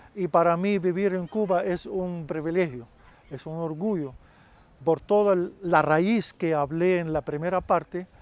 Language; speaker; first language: Spanish; non-native, fluent; Arabic